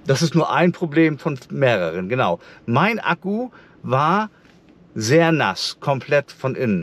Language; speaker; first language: German; native; German